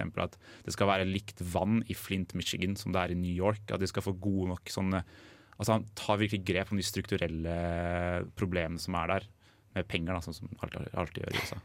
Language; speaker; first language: Norwegian; native; Norwegian